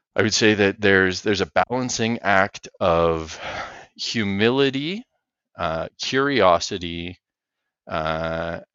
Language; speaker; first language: English; native; English